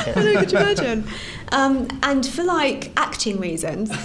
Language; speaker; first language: English; native; English